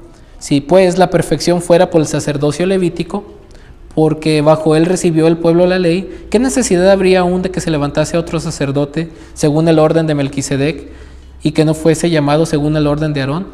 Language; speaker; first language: Spanish; native; Spanish